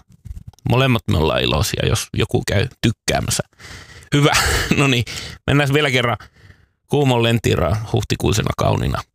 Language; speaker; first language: Finnish; native; Finnish